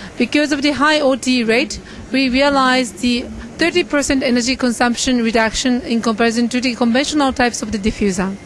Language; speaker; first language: English; non-native, fluent; Japanese